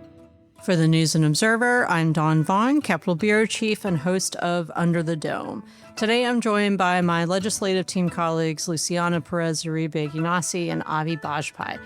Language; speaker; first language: English; native; English